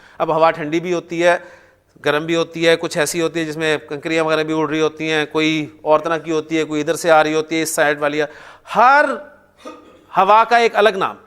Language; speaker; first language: Urdu; native; Urdu